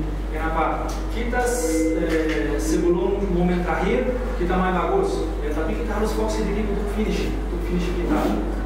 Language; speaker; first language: Indonesian; non-native, learner; Portuguese